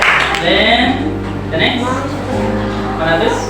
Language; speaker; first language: English; non-native, learner; Indonesian